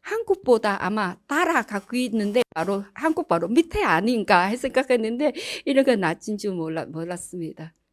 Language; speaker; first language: Korean; non-native, learner; Vietnamese